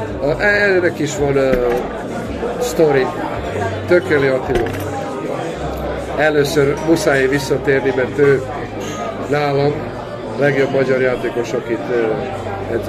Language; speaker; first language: Hungarian; non-native, local second language; Serbian